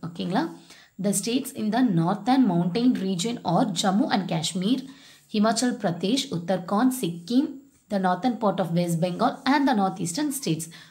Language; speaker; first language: English; non-native, local second language; Tamil